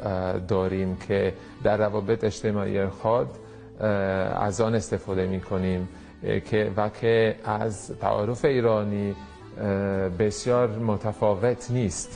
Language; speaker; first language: Persian; non-native, fluent; Italian